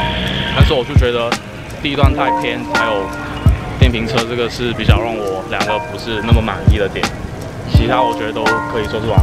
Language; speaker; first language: Chinese; native; Chinese